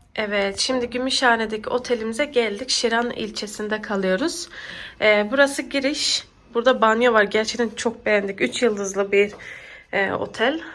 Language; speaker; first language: Turkish; early bilingual, heritage; Turkish